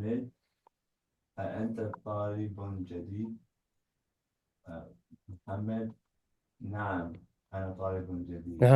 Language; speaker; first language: Arabic; non-native, learner; English